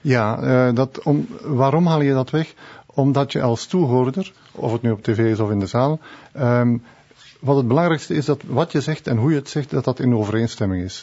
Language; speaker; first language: Dutch; native; Dutch